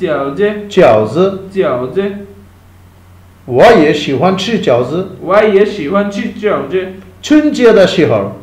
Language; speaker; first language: Chinese; non-native, fluent; Bangla